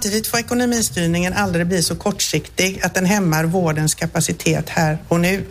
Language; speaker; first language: Swedish; native; Swedish